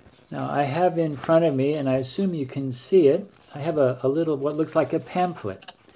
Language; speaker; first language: English; native; English